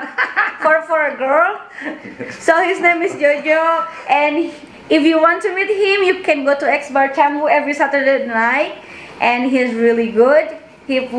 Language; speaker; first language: English; non-native, fluent; Indonesian